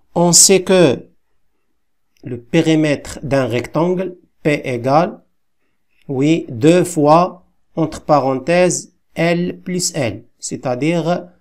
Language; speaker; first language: French; non-native, local second language; Arabic